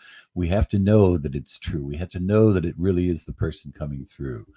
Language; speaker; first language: English; native; English